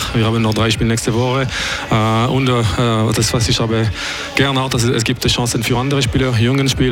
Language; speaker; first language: German; non-native, local second language; French